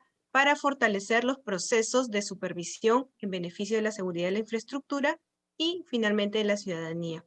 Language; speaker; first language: Spanish; native; Spanish